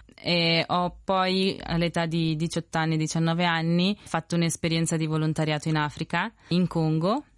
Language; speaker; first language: Italian; early bilingual, other home language; Spanish